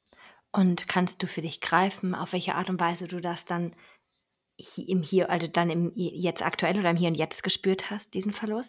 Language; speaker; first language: German; native; German